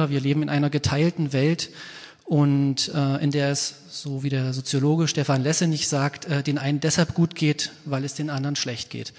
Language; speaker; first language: German; native; German